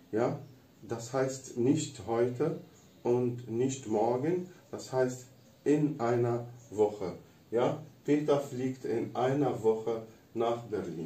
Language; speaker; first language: German; non-native, fluent; Arabic